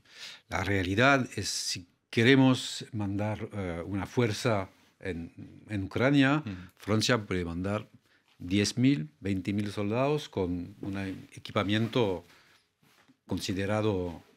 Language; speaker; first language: Spanish; non-native, fluent; French